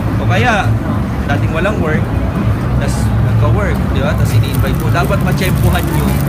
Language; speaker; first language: Filipino; non-native, local second language; Bikol